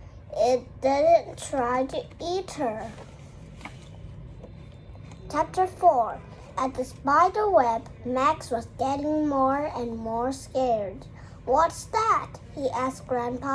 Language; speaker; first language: English; non-native, learner; Vietnamese